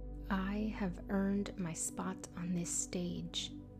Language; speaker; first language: English; early bilingual, other home language; Spanish